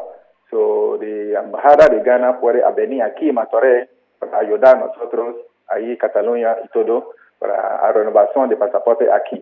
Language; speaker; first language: Spanish; non-native, learner; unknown